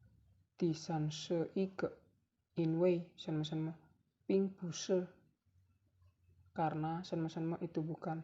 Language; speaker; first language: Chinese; non-native, learner; Indonesian